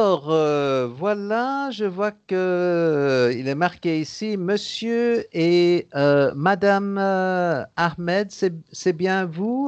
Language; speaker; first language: French; native; French